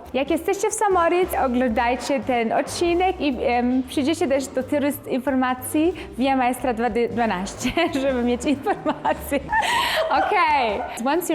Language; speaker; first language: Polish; early bilingual, heritage; Polish